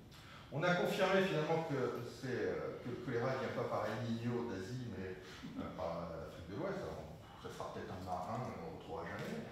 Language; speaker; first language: French; native; French